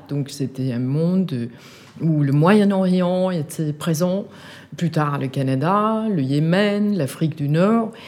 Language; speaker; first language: French; non-native, fluent; Danish